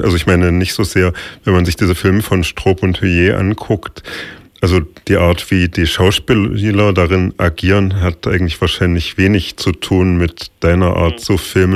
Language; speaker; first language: German; native; German